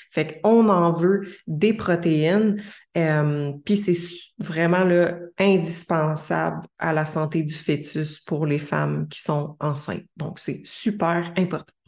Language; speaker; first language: French; native; French